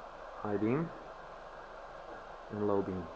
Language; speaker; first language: English; non-native, fluent; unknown